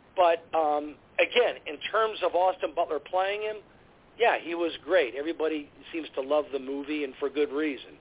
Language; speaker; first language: English; native; English